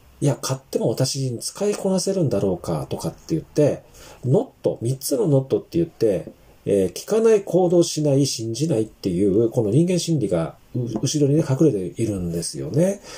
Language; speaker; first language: Japanese; native; Japanese